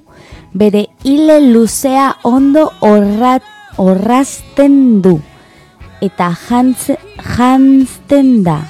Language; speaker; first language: Basque; non-native, local second language; Spanish